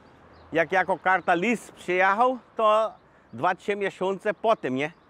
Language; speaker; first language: Polish; early bilingual, heritage; Polish